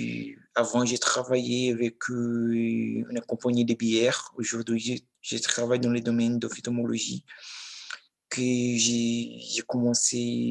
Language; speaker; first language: French; non-native, learner; Portuguese